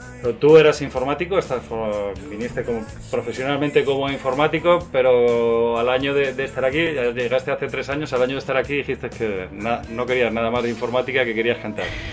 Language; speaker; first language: Spanish; native; Spanish